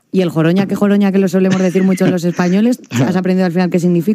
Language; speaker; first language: Spanish; native; Spanish